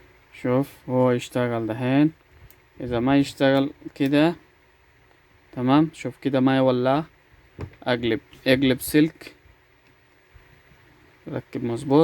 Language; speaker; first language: Arabic; non-native, learner; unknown